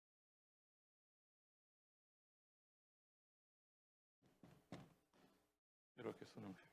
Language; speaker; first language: Korean; non-native, fluent; Italian